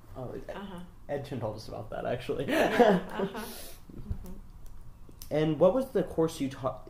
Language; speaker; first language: English; native; English